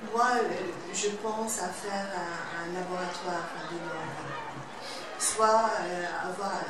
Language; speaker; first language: French; non-native, fluent; Arabic